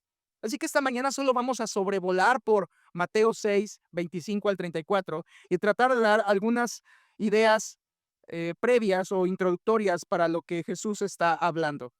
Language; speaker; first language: Spanish; native; Spanish